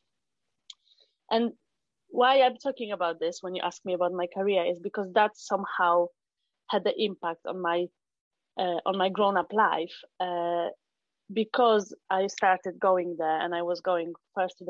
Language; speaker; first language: English; non-native, fluent; Polish